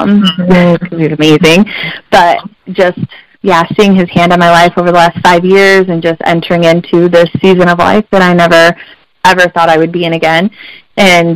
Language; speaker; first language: English; native; English